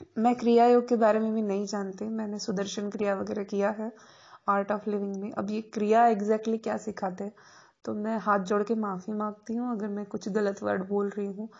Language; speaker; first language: Hindi; non-native, local second language; Marathi